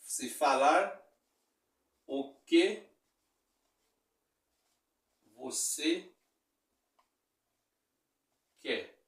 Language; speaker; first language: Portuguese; non-native, fluent; Haitian Creole